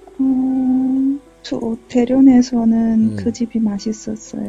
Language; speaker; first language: Korean; non-native, learner; Chinese